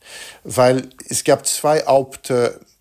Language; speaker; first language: German; non-native, fluent; French